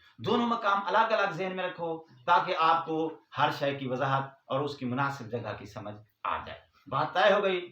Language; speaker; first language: Urdu; non-native, local second language; Punjabi